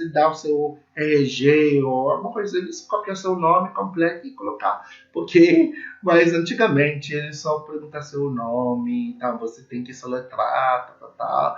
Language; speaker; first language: Portuguese; non-native, learner; English